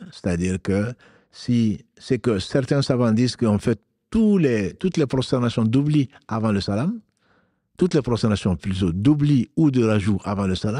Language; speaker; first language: French; native; French